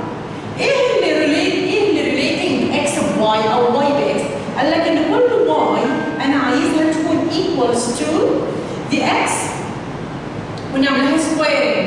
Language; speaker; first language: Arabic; native; Arabic